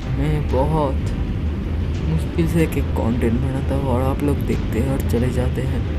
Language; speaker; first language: Hindi; non-native, fluent; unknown